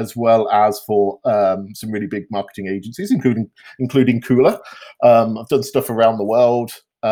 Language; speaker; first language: English; native; English